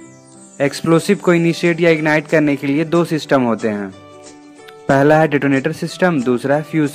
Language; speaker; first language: Hindi; native; Hindi